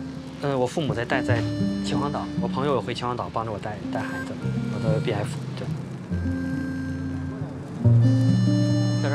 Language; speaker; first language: Chinese; native; Chinese